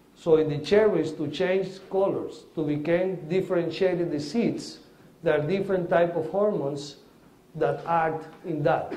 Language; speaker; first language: English; non-native, fluent; Spanish